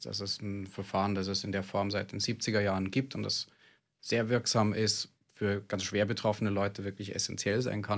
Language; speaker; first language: German; native; German